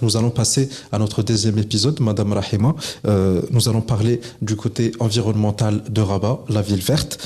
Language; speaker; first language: French; non-native, local second language; Arabic